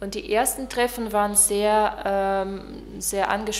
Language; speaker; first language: German; non-native, fluent; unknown